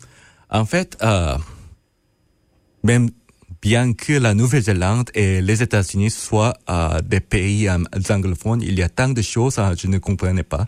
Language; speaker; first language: French; non-native, fluent; Korean